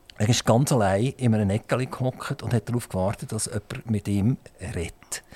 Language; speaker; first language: German; native; German